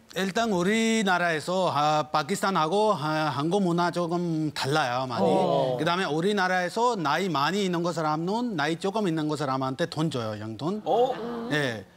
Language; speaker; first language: Korean; non-native, learner; Urdu